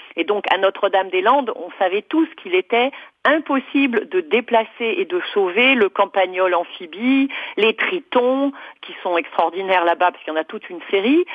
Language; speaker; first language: French; native; French